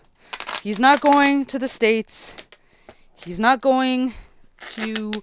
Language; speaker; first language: English; native; English